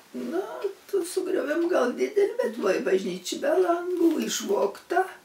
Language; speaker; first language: Lithuanian; native; Lithuanian